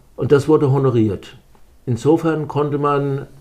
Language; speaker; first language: German; native; German